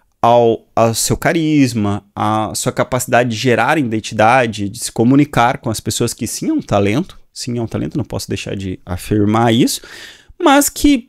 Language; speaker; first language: Portuguese; native; Portuguese